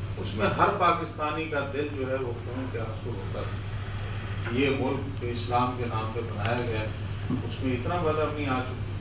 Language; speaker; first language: Urdu; non-native, local second language; Saraiki